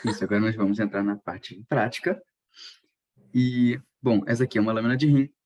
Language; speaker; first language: Portuguese; native; Portuguese